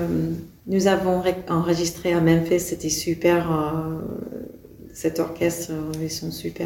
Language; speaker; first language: French; non-native, fluent; English